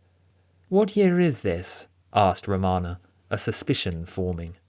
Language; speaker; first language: English; native; English